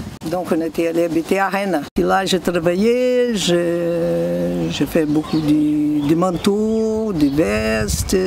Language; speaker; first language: French; non-native, fluent; Portuguese